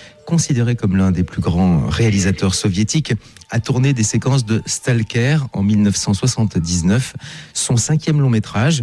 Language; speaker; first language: French; native; French